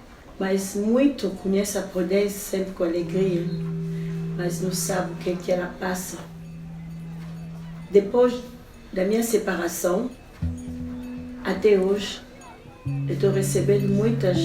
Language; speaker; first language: Portuguese; non-native, fluent; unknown